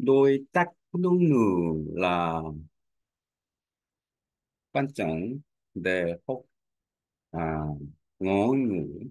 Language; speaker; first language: Vietnamese; non-native, learner; Korean